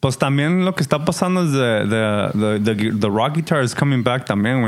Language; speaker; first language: Spanish; early bilingual, heritage; Spanish